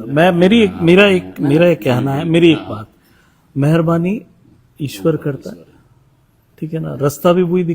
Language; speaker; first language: Hindi; native; Hindi